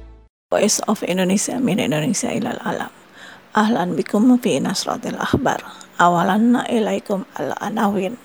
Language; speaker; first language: Arabic; non-native, fluent; Indonesian